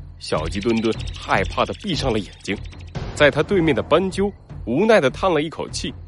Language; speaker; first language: Chinese; native; Chinese